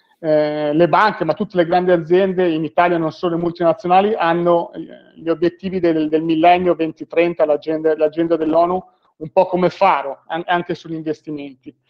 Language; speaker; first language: Italian; native; Italian